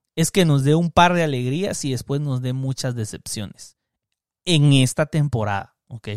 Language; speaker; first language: Spanish; native; Spanish